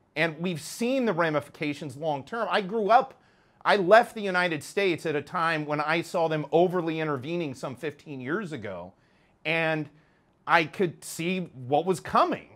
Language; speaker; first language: English; native; English